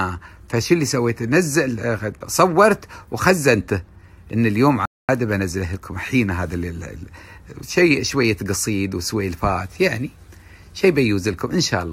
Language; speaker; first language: Arabic; native; Arabic